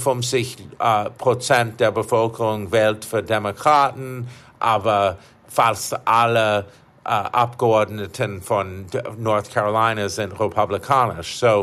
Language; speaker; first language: German; non-native, fluent; English